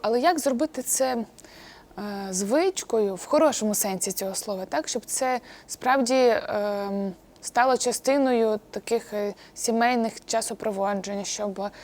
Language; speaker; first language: Ukrainian; native; Ukrainian